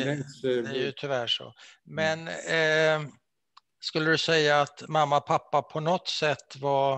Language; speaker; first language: Swedish; native; Swedish